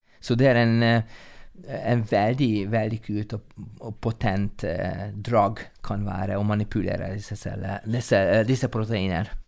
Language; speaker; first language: Norwegian; non-native, fluent; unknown